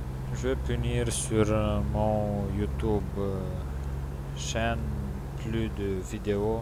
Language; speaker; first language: French; non-native, learner; Romanian